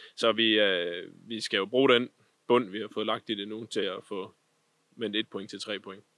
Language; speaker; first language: Danish; native; Danish